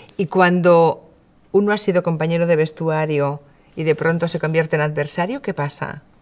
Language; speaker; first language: Spanish; native; Spanish